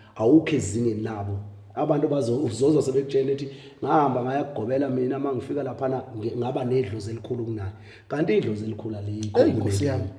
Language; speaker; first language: Zulu; native; Zulu